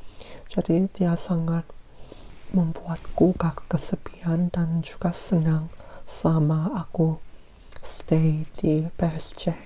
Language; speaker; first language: Indonesian; non-native, fluent; Korean